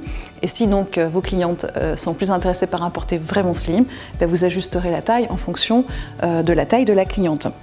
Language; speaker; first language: French; native; French